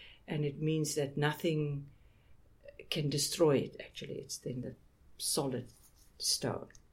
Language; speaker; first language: English; non-native, local second language; Afrikaans